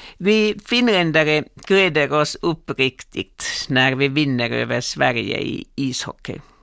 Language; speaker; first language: Swedish; non-native, local second language; Finnish